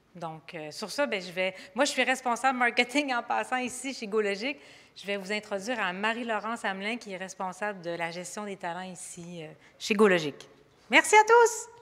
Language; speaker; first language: French; native; French